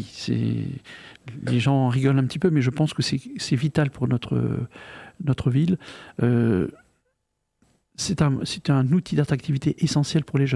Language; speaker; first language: French; native; French